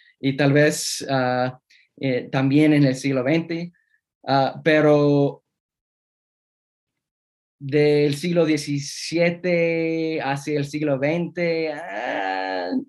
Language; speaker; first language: Spanish; non-native, fluent; English